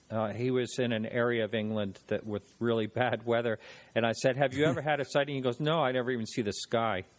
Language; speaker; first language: English; native; English